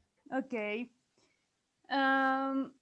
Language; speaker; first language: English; non-native, learner; Spanish